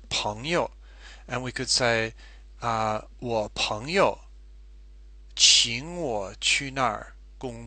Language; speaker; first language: Chinese; non-native, fluent; English